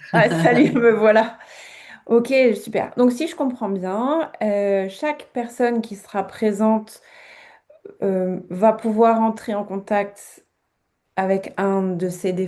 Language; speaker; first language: French; native; French